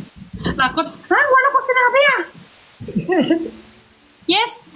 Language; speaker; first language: Filipino; non-native, learner; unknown